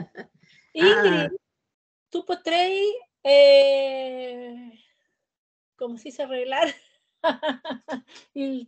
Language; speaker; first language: Italian; non-native, learner; Spanish